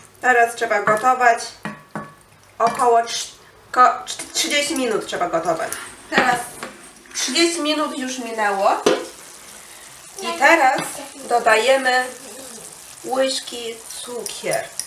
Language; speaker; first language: Polish; non-native, learner; Chinese